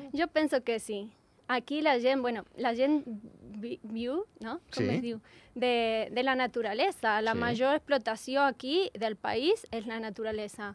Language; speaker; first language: Catalan; non-native, learner; Spanish